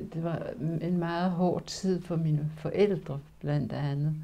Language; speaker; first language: Danish; early bilingual, other home language; Polish